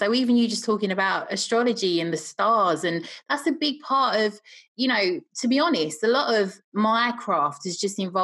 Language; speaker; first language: English; native; English